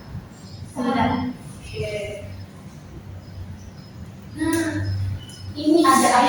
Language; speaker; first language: Indonesian; native; Indonesian